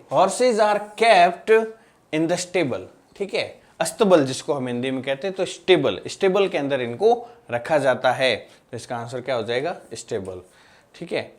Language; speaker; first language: Hindi; non-native, local second language; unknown